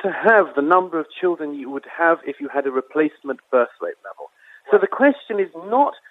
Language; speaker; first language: English; native; English